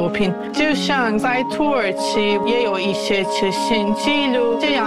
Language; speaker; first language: Chinese; non-native, learner; Turkish